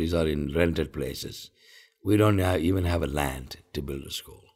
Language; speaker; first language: English; non-native, local second language; Malayalam